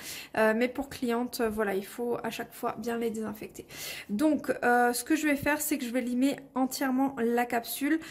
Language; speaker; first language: French; native; French